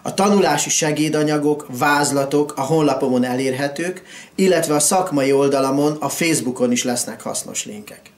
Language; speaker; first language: Hungarian; native; Hungarian